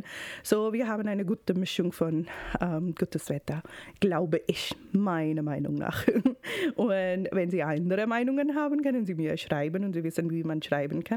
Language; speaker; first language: German; non-native, fluent; Urdu